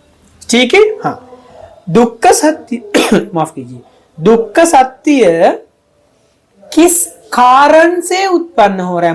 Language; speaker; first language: Hindi; non-native, fluent; Sinhala